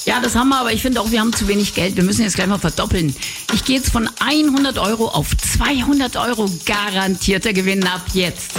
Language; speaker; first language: German; native; German